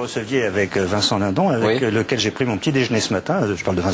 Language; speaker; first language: French; native; French